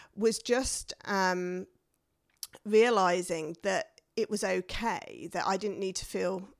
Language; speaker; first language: English; native; English